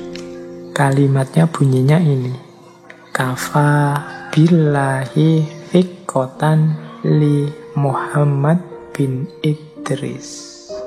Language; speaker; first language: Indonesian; native; Indonesian